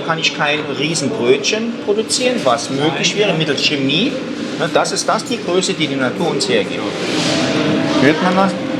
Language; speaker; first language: German; native; German